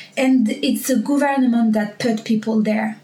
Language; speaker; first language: English; non-native, learner; French